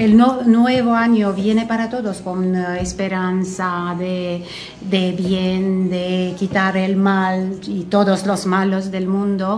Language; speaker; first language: Spanish; non-native, fluent; Romanian